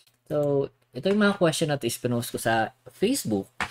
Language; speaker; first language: Filipino; native; Filipino